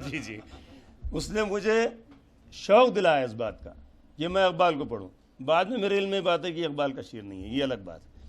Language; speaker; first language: Urdu; native; Urdu